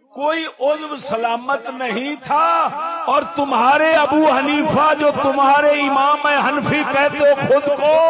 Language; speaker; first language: Urdu; non-native, local second language; Punjabi